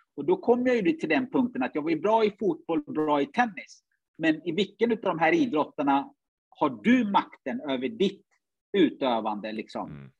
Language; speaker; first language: Swedish; early bilingual, other home language; Ganda